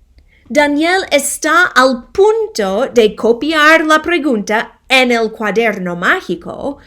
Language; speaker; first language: Spanish; non-native, fluent; English